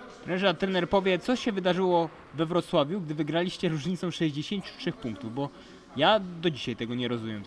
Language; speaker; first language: Polish; native; Polish